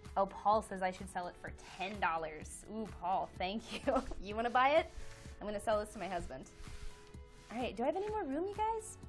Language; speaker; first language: English; native; English